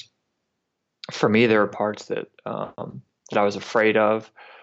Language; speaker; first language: English; native; English